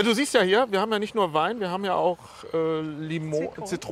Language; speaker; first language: German; native; German